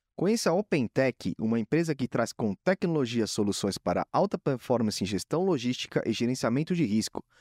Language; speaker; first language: Portuguese; native; Portuguese